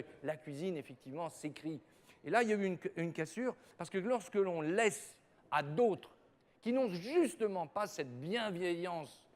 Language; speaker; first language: French; native; French